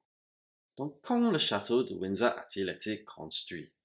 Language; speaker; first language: French; non-native, fluent; English